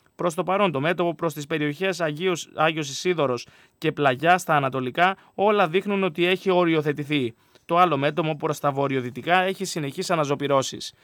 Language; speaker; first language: Greek; native; Greek